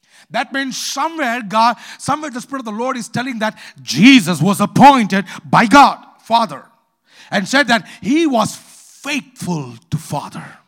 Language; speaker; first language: English; non-native, local second language; Malayalam